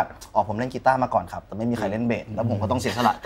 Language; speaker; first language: Thai; native; Thai